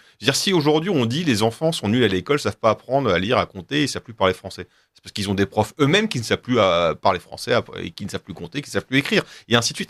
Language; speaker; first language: French; native; French